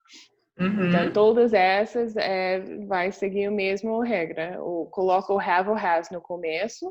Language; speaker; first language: Portuguese; non-native, fluent; English